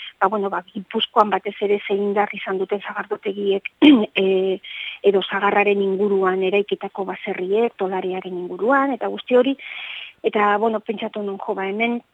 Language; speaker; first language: Basque; native; Basque